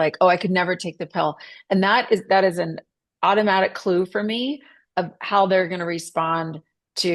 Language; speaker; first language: English; native; English